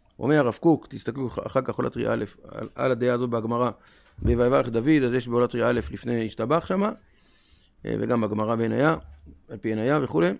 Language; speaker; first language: Hebrew; native; Hebrew